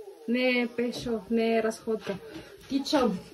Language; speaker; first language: Bulgarian; non-native, local second language; Filipino